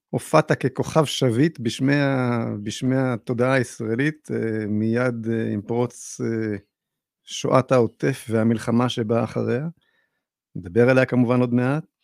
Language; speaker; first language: Hebrew; native; Hebrew